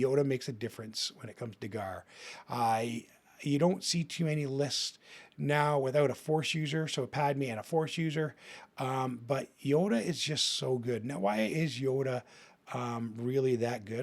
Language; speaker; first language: English; native; English